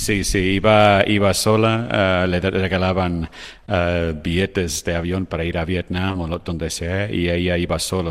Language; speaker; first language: Spanish; non-native, fluent; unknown